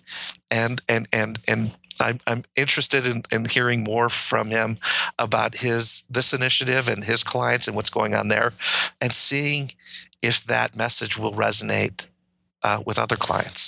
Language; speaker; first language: English; native; English